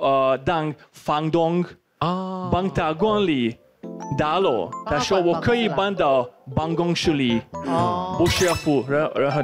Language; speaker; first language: Chinese; non-native, fluent; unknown